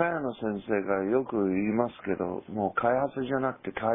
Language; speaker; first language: Japanese; non-native, fluent; English